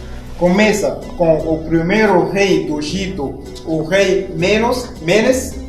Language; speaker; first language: Portuguese; non-native, fluent; Arabic